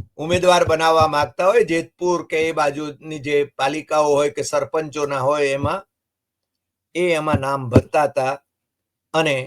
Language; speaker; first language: Gujarati; native; Gujarati